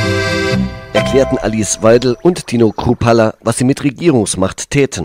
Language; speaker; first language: German; native; German